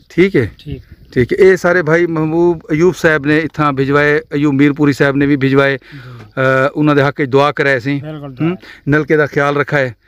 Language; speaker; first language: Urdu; non-native, local second language; Punjabi